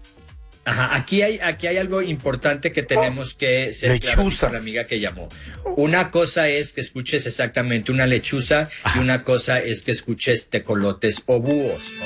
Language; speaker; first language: Spanish; native; Spanish